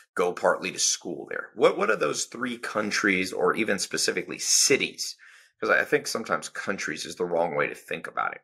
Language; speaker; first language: English; native; English